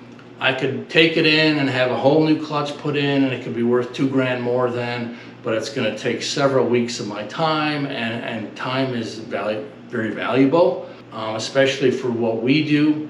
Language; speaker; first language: English; native; English